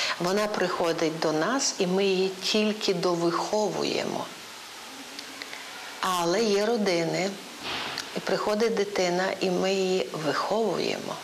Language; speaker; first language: Ukrainian; non-native, local second language; Polish